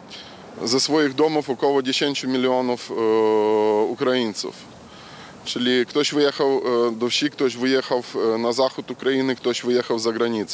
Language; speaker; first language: Polish; non-native, local second language; Ukrainian